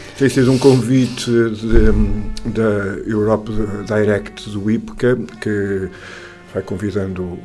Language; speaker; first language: Portuguese; native; Portuguese